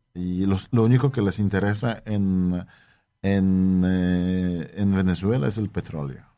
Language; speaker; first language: Spanish; non-native, fluent; Polish